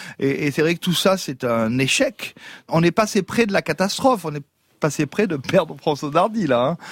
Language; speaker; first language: French; native; French